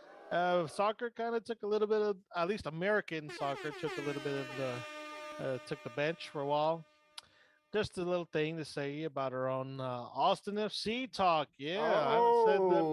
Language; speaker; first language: English; native; English